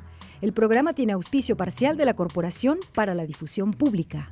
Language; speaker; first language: Spanish; native; Spanish